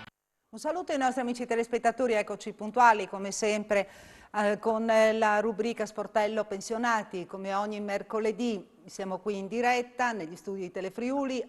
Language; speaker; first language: Italian; native; Italian